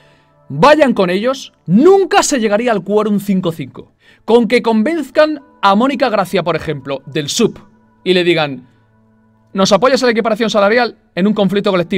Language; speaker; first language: Spanish; native; Spanish